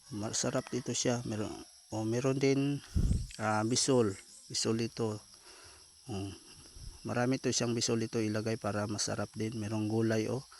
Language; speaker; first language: Filipino; non-native, local second language; Cebuano